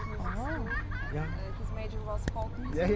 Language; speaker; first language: English; non-native, fluent; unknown